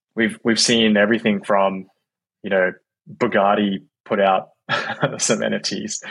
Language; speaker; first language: English; native; English